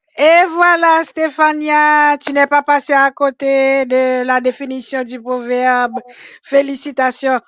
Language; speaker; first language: French; non-native, local second language; Haitian Creole